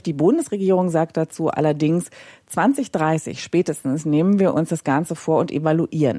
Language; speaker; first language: German; native; German